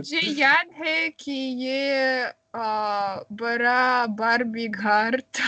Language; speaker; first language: Hindi; non-native, learner; Russian